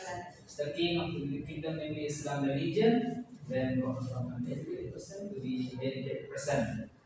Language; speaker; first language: English; non-native, learner; Indonesian